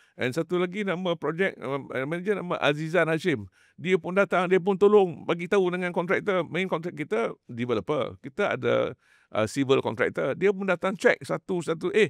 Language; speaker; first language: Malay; native; Malay